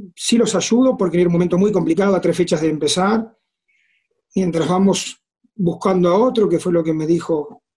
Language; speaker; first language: Spanish; native; Spanish